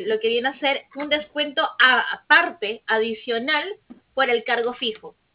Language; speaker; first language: Spanish; native; Spanish